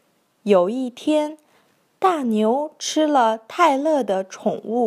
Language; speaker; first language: Chinese; non-native, learner; English